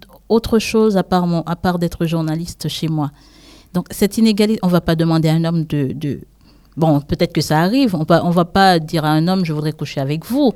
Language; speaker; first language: French; non-native, local second language; Haitian Creole